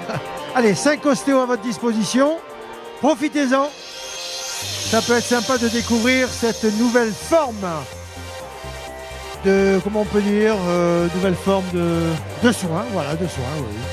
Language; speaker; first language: French; native; French